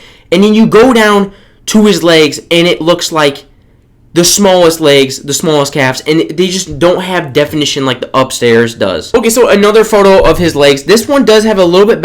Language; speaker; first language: English; native; English